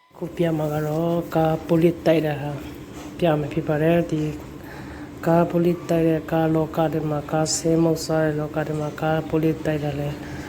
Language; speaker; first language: Burmese; non-native, local second language; Kachin